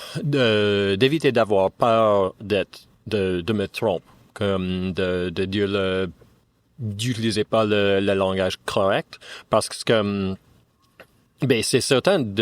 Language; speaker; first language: French; non-native, fluent; English